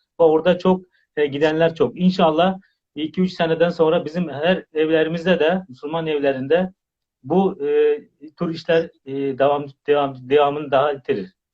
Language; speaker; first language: Turkish; non-native, fluent; Uzbek